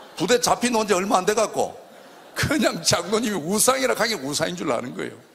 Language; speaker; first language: Korean; native; Korean